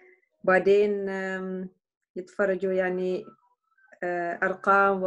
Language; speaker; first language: Arabic; non-native, learner; Dutch